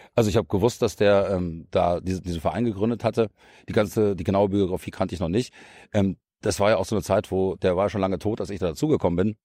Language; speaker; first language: German; native; German